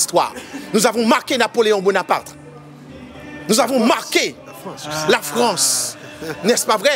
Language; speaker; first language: French; non-native, local second language; Haitian Creole